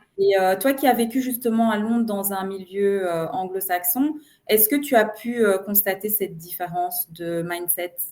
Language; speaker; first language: French; native; French